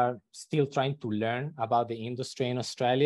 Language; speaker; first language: English; non-native, fluent; Spanish